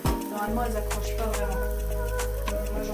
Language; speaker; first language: French; native; French